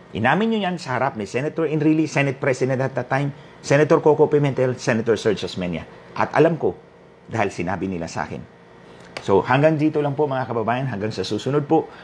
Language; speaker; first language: Filipino; non-native, local second language; Waray